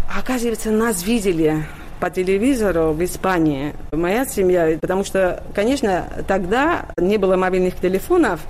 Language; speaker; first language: Russian; non-native, fluent; Catalan